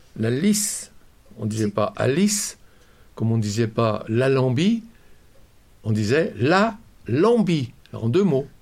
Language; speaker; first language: French; native; French